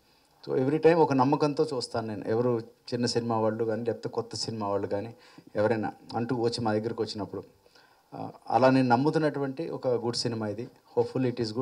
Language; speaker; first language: Telugu; native; Telugu